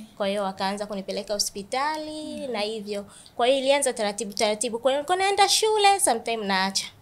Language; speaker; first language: Swahili; native; Swahili